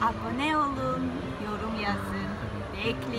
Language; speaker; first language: Turkish; non-native, learner; Russian